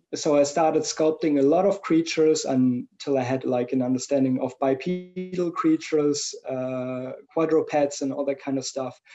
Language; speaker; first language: English; non-native, fluent; German